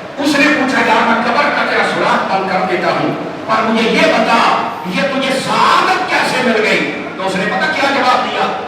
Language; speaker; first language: Urdu; non-native, local second language; Punjabi